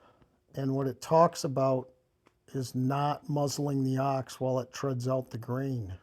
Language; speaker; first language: English; native; English